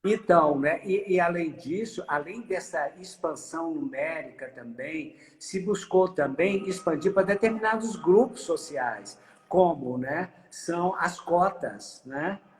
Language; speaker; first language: Portuguese; native; Portuguese